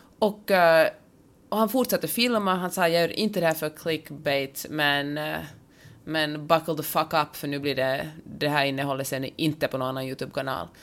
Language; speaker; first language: Swedish; native; Swedish